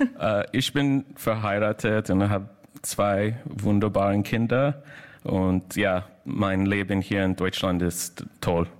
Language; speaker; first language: German; non-native, learner; English